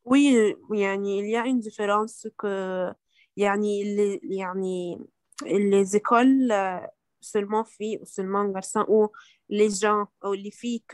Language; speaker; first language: French; non-native, learner; Arabic